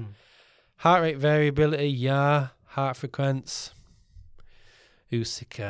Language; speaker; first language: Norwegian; non-native, learner; English